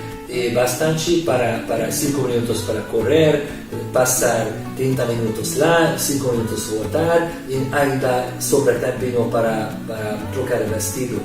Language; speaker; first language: Portuguese; non-native, fluent; Hungarian